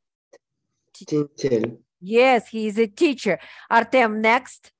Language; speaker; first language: English; non-native, fluent; Ukrainian